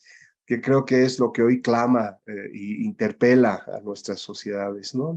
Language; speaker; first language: Spanish; native; Spanish